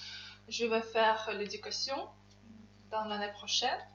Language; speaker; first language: French; non-native, fluent; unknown